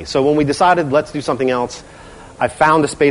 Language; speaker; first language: English; native; English